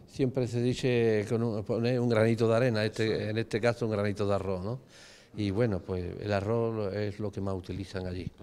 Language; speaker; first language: Spanish; native; Spanish